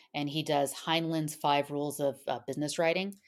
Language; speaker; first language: English; native; English